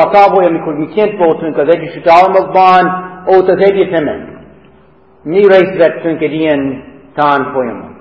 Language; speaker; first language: Hungarian; non-native, learner; English